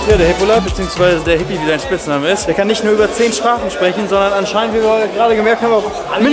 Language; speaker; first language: German; native; German